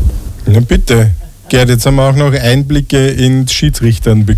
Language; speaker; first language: German; native; German